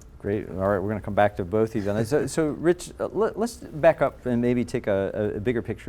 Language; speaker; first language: English; native; English